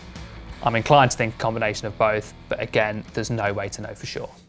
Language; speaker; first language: English; native; English